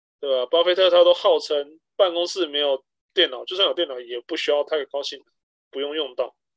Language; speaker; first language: Chinese; native; Chinese